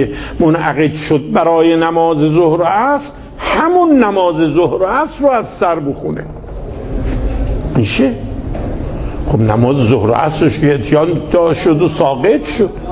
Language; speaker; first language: Persian; native; Persian